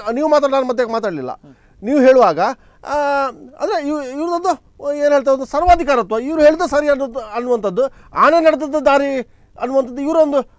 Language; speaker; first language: Kannada; native; Kannada